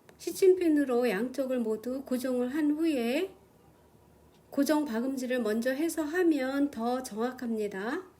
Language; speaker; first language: Korean; native; Korean